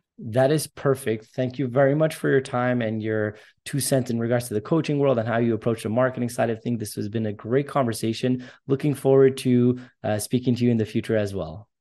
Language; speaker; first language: English; early bilingual, other home language; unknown